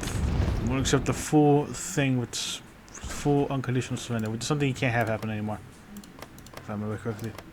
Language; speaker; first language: English; native; English